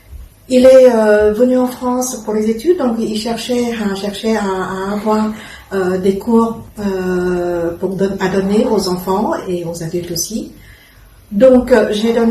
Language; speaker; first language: French; non-native, fluent; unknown